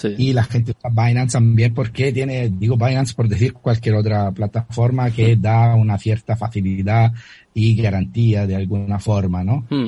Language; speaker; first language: Spanish; non-native, fluent; Italian